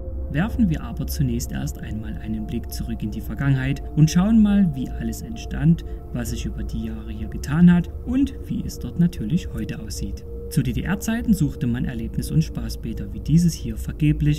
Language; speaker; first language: German; native; German